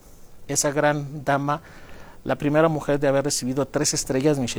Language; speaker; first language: Spanish; non-native, fluent; Greek